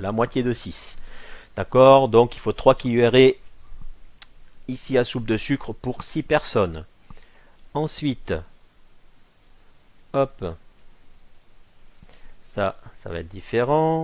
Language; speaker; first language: French; native; French